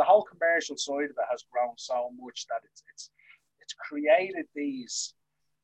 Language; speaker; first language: English; native; English